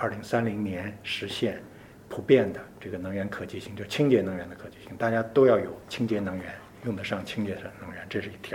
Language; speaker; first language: Chinese; native; Chinese